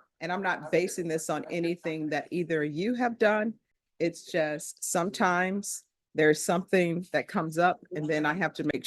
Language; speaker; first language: English; native; English